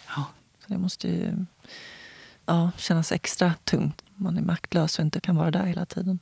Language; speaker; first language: Swedish; native; Swedish